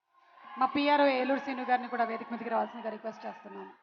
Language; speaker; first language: Telugu; native; Telugu